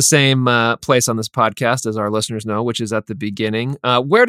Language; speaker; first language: English; native; English